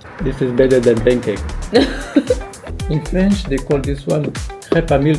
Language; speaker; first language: English; non-native, learner; Arabic